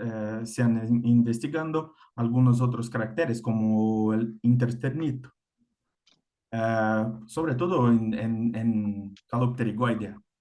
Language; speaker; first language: Spanish; non-native, fluent; Portuguese